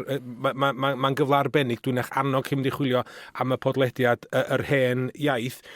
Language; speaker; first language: Welsh; native; Welsh